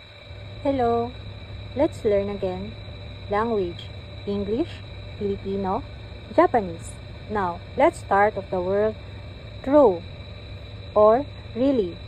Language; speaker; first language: English; non-native, local second language; Filipino